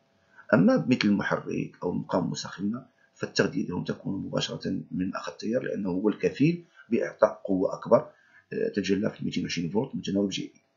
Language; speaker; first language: Arabic; native; Arabic